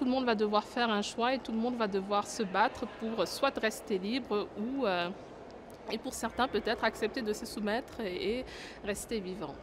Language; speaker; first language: French; non-native, local second language; Wolof